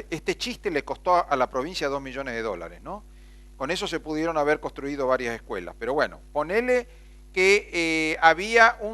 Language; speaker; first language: Spanish; native; Spanish